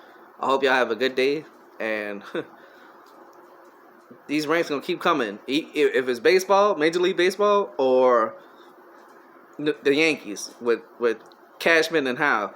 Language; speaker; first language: English; native; English